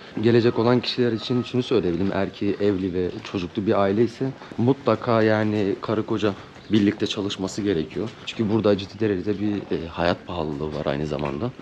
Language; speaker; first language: Turkish; native; Turkish